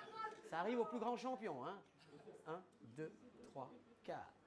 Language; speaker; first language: French; native; French